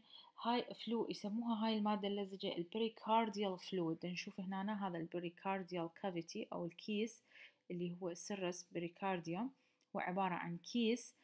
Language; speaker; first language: Arabic; native; Arabic